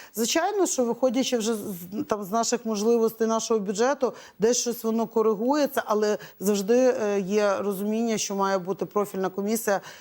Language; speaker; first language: Ukrainian; native; Ukrainian